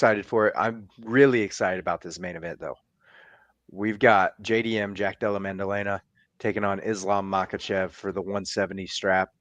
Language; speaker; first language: English; native; English